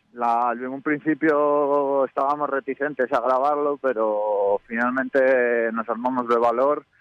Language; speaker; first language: Spanish; native; Spanish